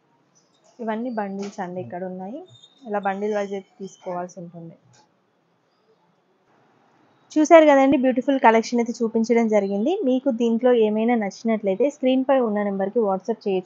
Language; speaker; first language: Telugu; native; Telugu